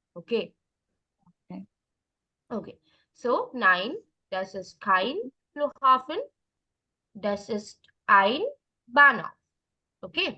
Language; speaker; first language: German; non-native, fluent; Malayalam